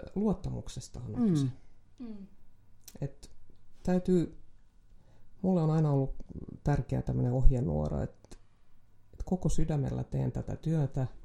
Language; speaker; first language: Finnish; non-native, local second language; Swedish